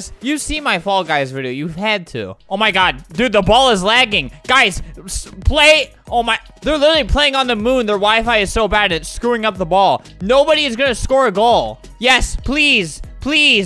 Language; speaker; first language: English; native; English